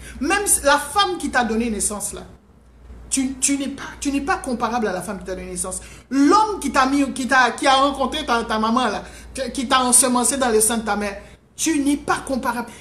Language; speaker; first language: French; non-native, local second language; Haitian Creole